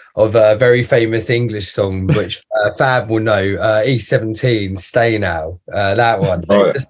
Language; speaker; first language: English; native; English